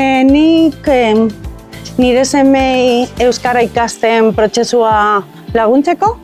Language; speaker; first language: Basque; non-native, learner; Spanish